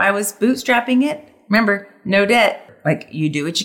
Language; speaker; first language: English; native; English